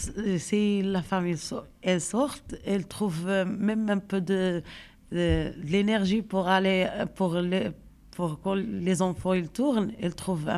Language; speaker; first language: French; non-native, learner; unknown